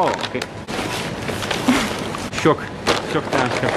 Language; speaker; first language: Hungarian; non-native, learner; Dutch